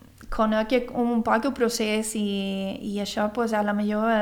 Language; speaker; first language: Catalan; early bilingual, other home language; Swedish